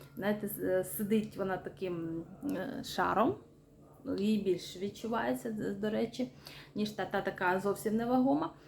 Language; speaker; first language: Ukrainian; non-native, local second language; Russian